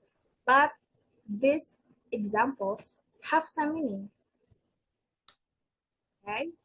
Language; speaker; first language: English; non-native, learner; Indonesian